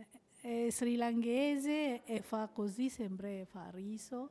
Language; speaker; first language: Italian; non-native, learner; Sinhala